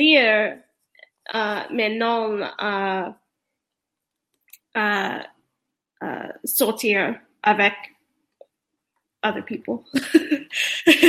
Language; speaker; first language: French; non-native, learner; English